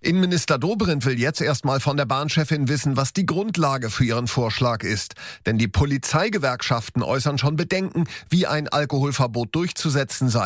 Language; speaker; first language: German; native; German